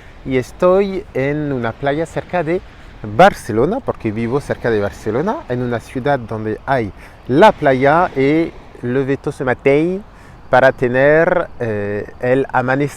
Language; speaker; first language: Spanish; non-native, fluent; French